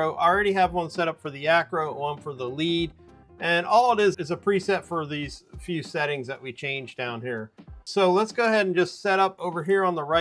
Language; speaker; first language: English; native; English